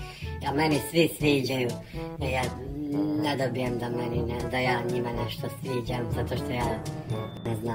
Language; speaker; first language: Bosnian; non-native, local second language; Hungarian